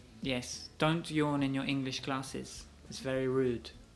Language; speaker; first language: English; native; English